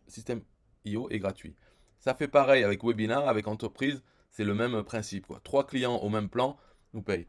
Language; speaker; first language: French; native; French